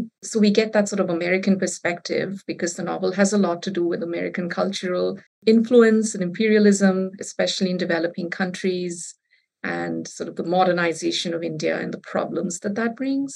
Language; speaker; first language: English; non-native, local second language; Bangla